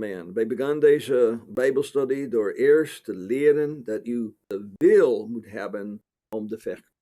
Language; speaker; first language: Dutch; non-native, fluent; English